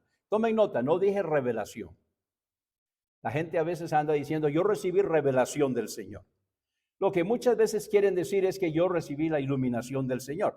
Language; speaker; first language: Spanish; native; Spanish